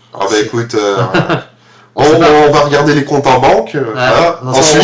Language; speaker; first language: French; native; French